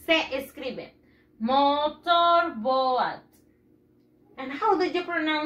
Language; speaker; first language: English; non-native, fluent; Spanish